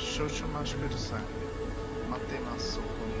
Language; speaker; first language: Japanese; non-native, learner; English